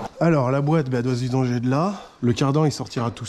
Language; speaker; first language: French; native; French